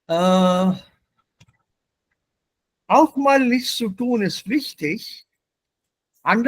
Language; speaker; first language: German; non-native, fluent; Hindi